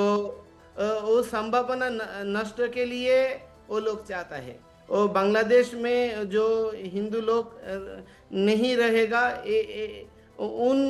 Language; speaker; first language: Hindi; non-native, learner; Bangla